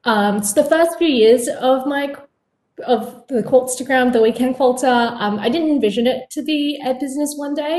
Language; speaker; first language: English; native; English